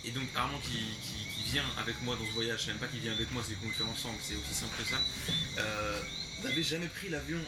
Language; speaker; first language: French; native; French